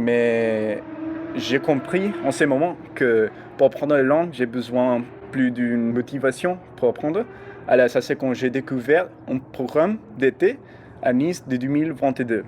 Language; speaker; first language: French; non-native, learner; English